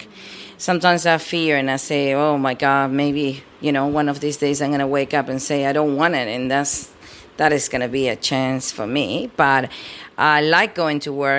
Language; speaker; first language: English; non-native, fluent; Spanish